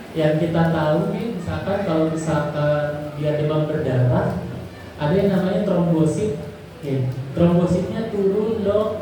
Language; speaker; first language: Indonesian; native; Indonesian